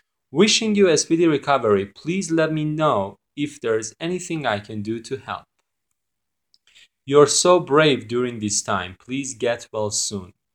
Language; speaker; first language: English; non-native, fluent; Persian